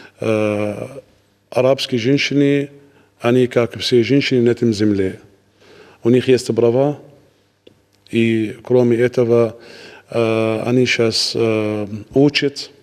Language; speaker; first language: Russian; non-native, learner; Arabic